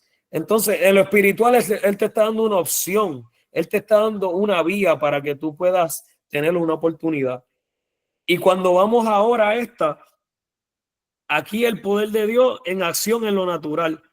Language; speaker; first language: Spanish; native; Spanish